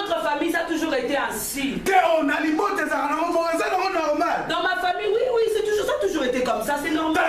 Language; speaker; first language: French; non-native, local second language; Lingala